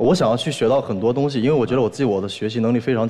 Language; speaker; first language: Chinese; native; Chinese